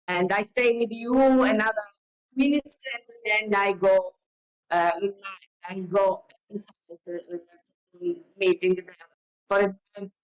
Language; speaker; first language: English; non-native, learner; Italian